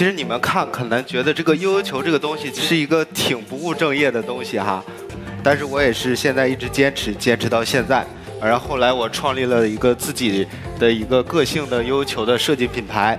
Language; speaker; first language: Chinese; native; Chinese